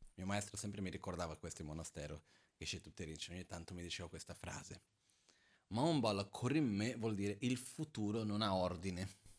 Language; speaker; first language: Italian; non-native, fluent; Portuguese